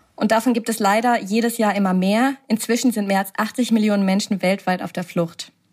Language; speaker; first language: German; native; German